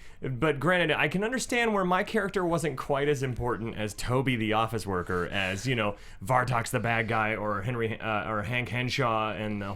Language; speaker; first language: English; native; English